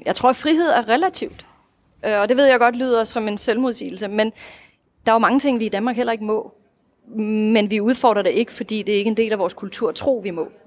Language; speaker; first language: Danish; non-native, fluent; Russian